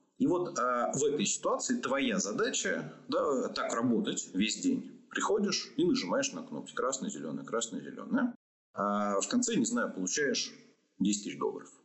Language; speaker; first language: Russian; native; Russian